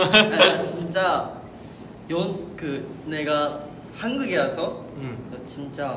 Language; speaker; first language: Korean; non-native, fluent; Japanese